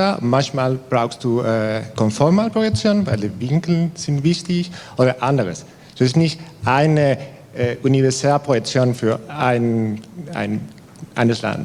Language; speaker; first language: German; non-native, fluent; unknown